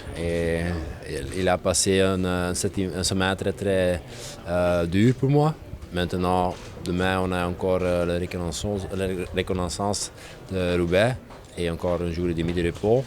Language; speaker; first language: French; non-native, learner; Dutch